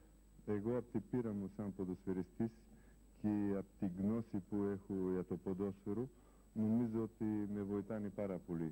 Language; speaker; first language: Greek; non-native, fluent; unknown